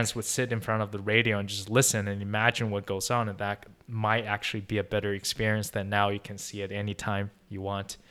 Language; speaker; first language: English; non-native, fluent; Chinese